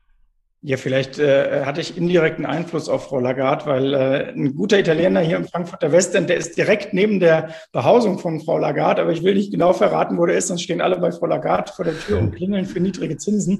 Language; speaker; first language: German; native; German